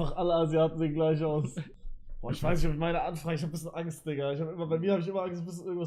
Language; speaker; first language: German; native; German